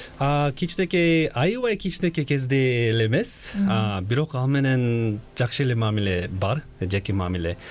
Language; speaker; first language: Kyrgyz; non-native, fluent; Korean